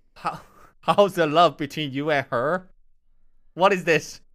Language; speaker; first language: English; non-native, fluent; Chinese